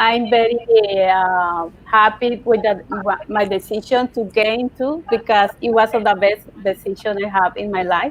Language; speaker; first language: English; non-native, learner; Spanish